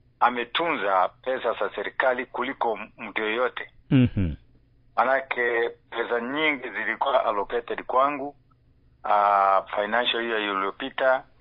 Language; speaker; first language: Swahili; non-native, local second language; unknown